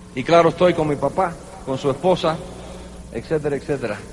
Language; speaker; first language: Spanish; early bilingual, heritage; Spanish